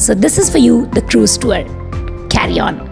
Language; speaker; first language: English; non-native, local second language; Hindi